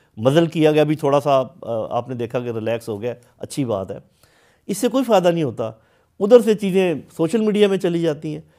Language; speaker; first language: Urdu; native; Urdu